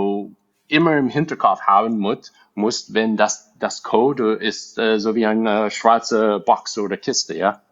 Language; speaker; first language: German; non-native, fluent; English